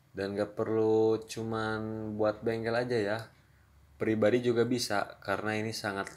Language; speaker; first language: Indonesian; non-native, local second language; Sundanese